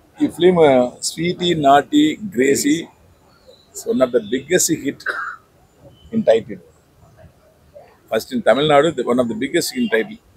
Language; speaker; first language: Telugu; non-native, learner; Tamil